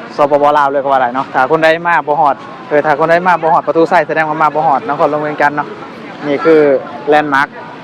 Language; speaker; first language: Thai; native; Thai